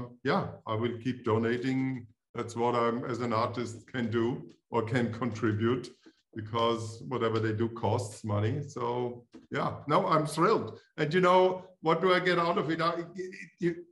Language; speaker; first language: English; non-native, fluent; German